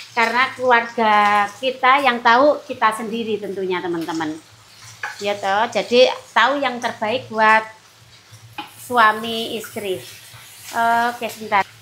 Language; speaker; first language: Indonesian; non-native, local second language; Javanese